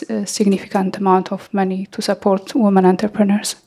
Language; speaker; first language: English; non-native, fluent; Amharic